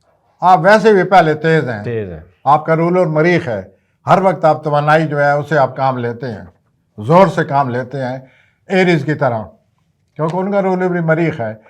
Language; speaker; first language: Urdu; native; Urdu